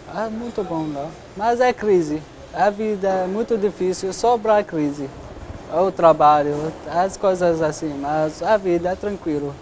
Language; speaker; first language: Portuguese; non-native, local second language; Arabic